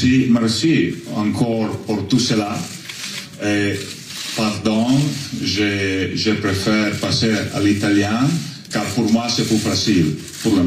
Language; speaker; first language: French; non-native, learner; Italian